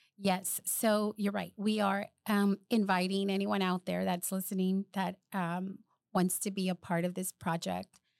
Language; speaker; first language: English; early bilingual, other home language; Spanish